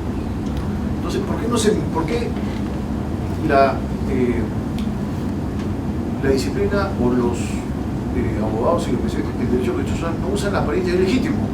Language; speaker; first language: Spanish; native; Spanish